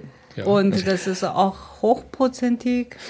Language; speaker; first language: German; non-native, fluent; Chinese